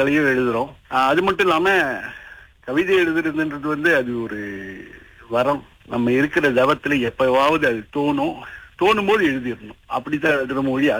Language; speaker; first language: Tamil; early bilingual, heritage; Tamil